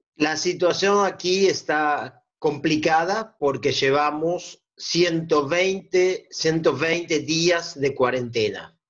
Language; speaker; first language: Portuguese; non-native, learner; Spanish